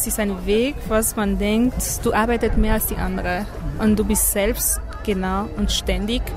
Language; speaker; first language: German; non-native, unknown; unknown